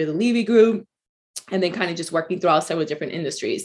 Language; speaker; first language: English; early bilingual, other home language; Spanish